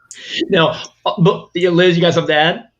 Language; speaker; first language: English; native; English